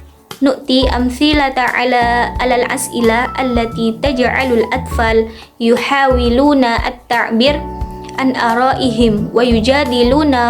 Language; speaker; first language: Arabic; non-native, learner; Indonesian